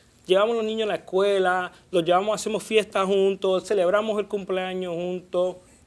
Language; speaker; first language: Spanish; early bilingual, heritage; Spanish